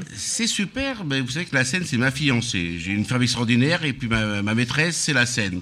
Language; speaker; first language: French; native; French